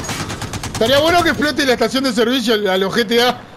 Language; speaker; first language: Spanish; native; Spanish